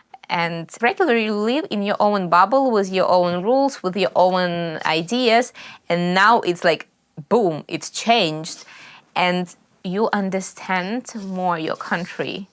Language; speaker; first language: English; non-native, learner; Ukrainian